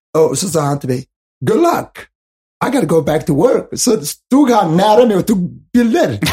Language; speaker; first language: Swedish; early bilingual, other home language; Somali